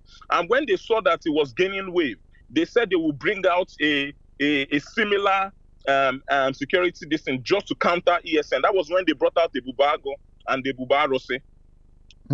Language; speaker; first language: English; non-native, local second language; Igbo